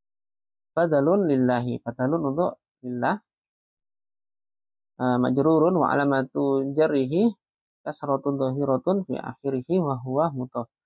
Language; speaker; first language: Arabic; non-native, learner; Indonesian